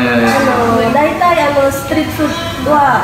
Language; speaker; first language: Japanese; non-native, learner; Indonesian